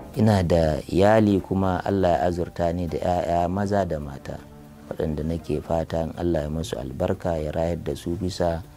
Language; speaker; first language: Hausa; native; Hausa